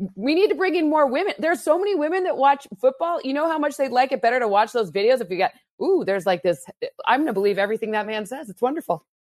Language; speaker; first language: English; native; English